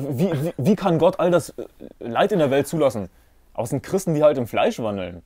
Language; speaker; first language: German; native; German